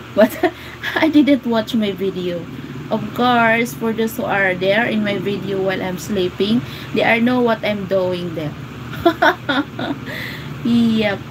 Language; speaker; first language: English; non-native, local second language; Filipino